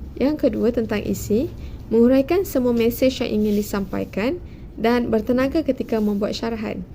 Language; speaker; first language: Malay; native; Malay